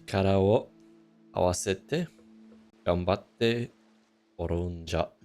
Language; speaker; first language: Japanese; non-native, fluent; English